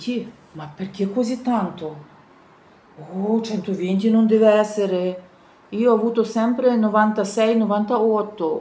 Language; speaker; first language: Italian; non-native, fluent; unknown